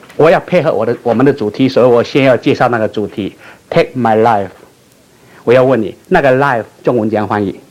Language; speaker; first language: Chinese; non-native, local second language; Min Nan Chinese